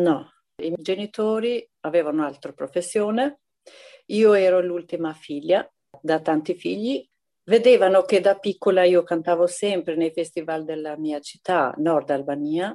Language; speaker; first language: Italian; non-native, fluent; Albanian